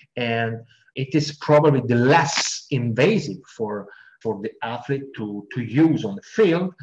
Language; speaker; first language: English; non-native, fluent; Italian